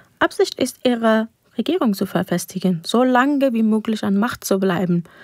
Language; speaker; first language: German; non-native, fluent; Persian